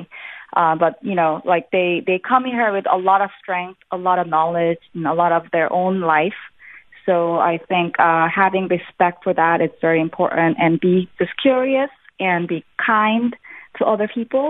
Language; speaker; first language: English; non-native, fluent; Korean